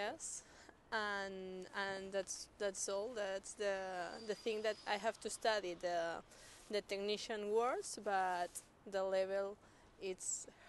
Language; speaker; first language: English; non-native, learner; Spanish